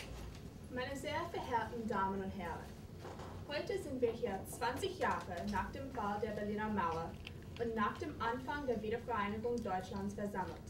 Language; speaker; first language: German; non-native, fluent; English